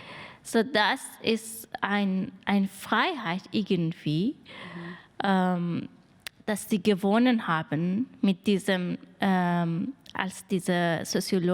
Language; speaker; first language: German; non-native, fluent; Persian